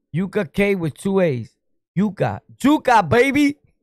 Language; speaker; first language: English; early bilingual, other home language; Spanish